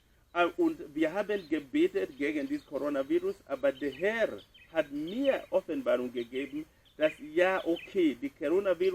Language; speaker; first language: German; non-native, fluent; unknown